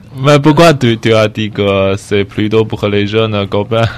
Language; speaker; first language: French; non-native, learner; Chinese